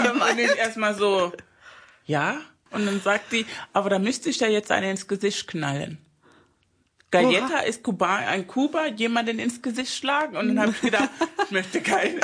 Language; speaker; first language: German; non-native, fluent; Spanish